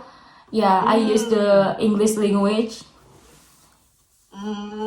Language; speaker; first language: English; non-native, learner; Indonesian